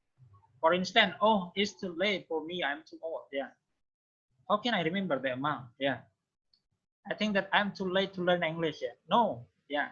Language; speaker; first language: English; non-native, fluent; Indonesian